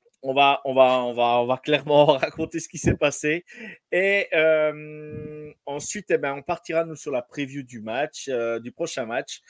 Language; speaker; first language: French; native; French